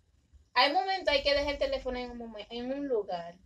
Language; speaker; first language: Spanish; early bilingual, other home language; Haitian Creole